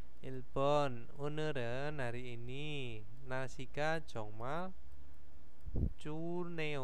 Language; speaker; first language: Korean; non-native, fluent; Indonesian